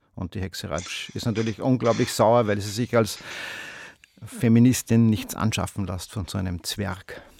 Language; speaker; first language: German; native; German